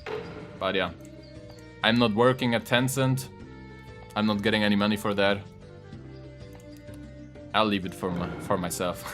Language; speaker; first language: English; non-native, fluent; German